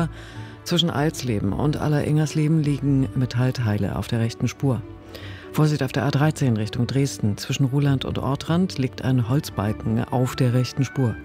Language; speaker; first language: German; native; German